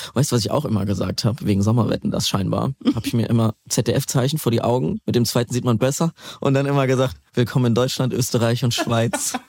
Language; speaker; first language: German; native; German